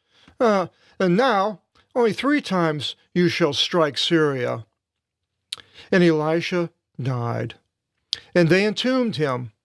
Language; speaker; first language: English; native; English